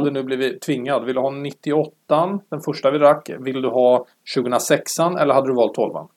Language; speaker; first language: Swedish; native; Swedish